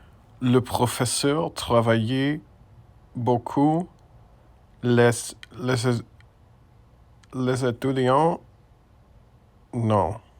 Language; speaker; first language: French; non-native, learner; English